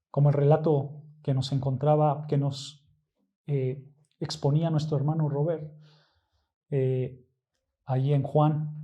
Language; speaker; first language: Spanish; native; Spanish